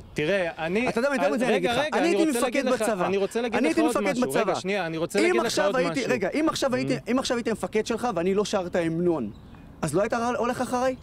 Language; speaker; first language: Hebrew; non-native, local second language; Arabic